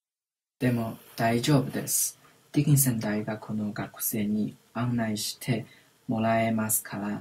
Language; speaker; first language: Japanese; non-native, learner; English